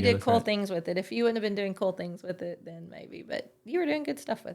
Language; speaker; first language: English; native; English